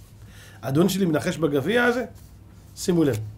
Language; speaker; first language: Hebrew; native; Hebrew